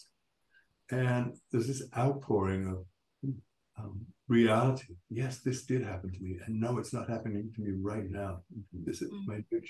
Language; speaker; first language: English; native; English